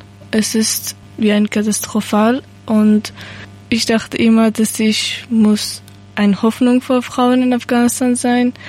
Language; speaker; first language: German; non-native, learner; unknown